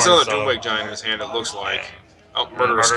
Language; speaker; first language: English; native; English